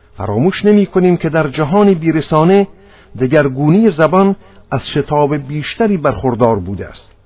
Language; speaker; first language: Persian; non-native, local second language; Armenian